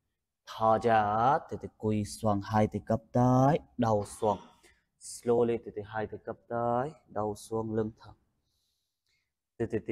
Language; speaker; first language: Vietnamese; non-native, learner; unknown